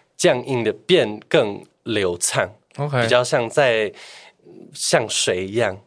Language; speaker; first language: Chinese; non-native, fluent; English